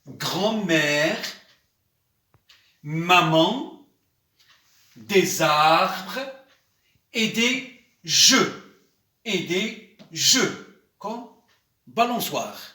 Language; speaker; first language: French; non-native, local second language; Arabic